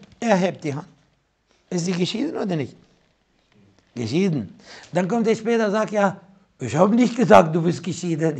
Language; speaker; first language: German; non-native, fluent; Arabic